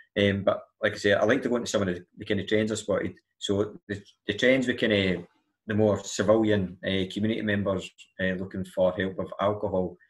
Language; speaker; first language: English; native; English